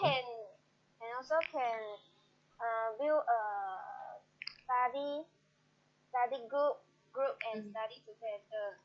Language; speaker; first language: English; non-native, learner; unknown